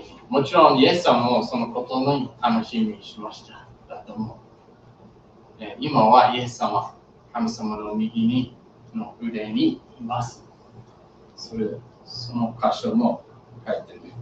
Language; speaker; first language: Japanese; non-native, fluent; English